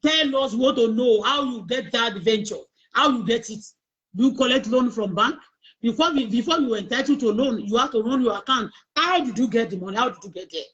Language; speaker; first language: English; non-native, local second language; Yoruba